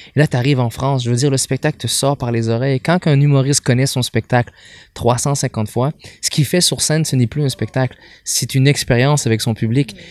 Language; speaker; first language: French; native; French